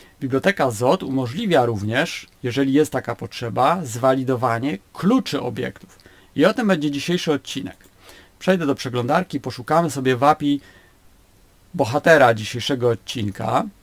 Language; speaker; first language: Polish; native; Polish